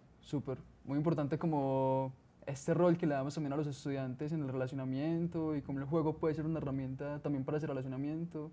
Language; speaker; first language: Spanish; native; Spanish